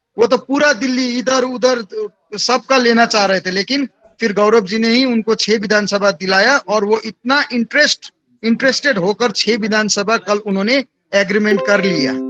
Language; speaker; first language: Hindi; non-native, local second language; Nepali